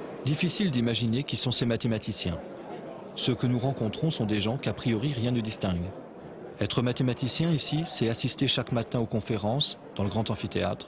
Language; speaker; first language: French; native; French